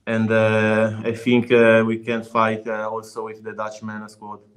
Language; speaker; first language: English; non-native, learner; Italian